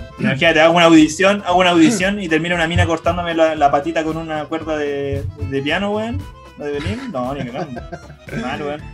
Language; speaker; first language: Spanish; native; Spanish